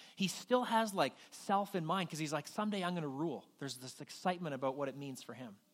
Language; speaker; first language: English; native; English